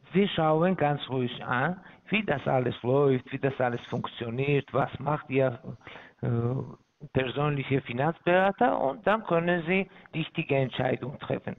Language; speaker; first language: German; non-native, fluent; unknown